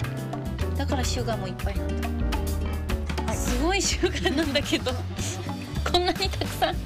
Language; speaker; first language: Japanese; early bilingual, heritage; English